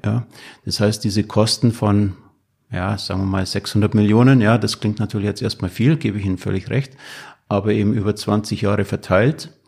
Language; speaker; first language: German; native; German